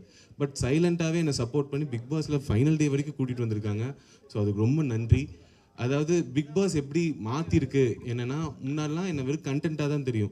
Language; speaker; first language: Tamil; native; Tamil